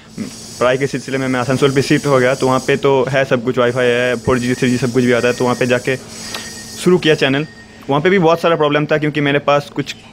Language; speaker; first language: Hindi; native; Hindi